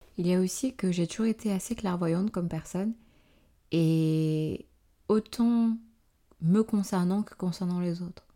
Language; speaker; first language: French; native; French